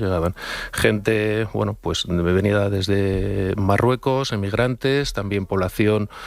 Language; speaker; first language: Spanish; native; Spanish